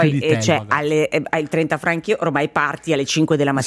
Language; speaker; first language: Italian; native; Italian